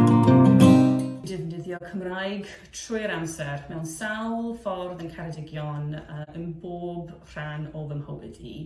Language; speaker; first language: Welsh; non-native, fluent; English